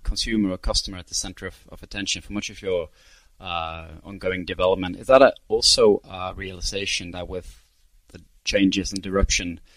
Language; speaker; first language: English; non-native, fluent; Norwegian